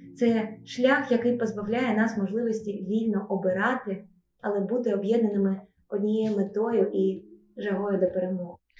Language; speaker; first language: Ukrainian; non-native, fluent; Russian